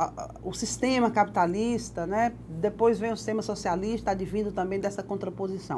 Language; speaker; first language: Portuguese; native; Portuguese